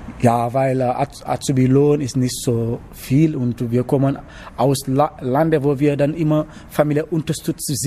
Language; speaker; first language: German; non-native, learner; Wolof